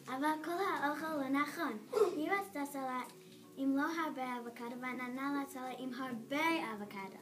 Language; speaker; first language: Hebrew; non-native, learner; English